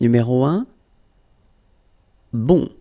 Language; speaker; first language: French; native; French